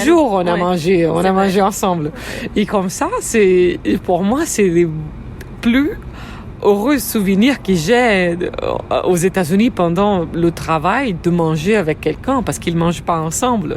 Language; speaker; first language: French; non-native, learner; Portuguese